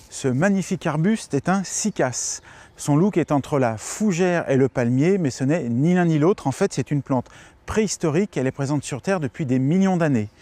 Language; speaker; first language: French; native; French